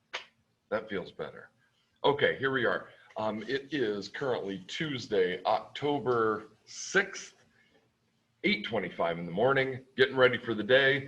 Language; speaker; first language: English; native; English